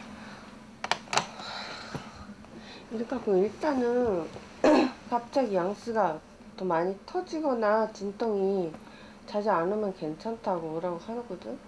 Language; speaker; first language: Korean; non-native, fluent; Japanese